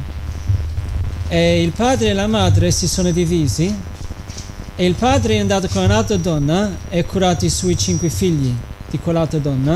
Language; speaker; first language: Italian; native; Italian